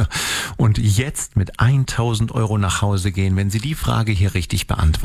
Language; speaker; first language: German; native; German